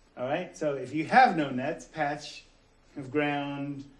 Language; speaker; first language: English; native; English